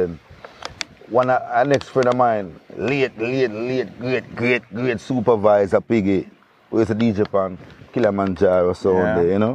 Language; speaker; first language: English; non-native, local second language; Jamaican Creole English